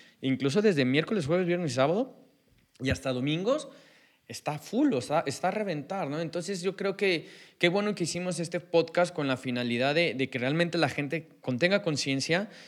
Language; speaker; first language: Spanish; native; Spanish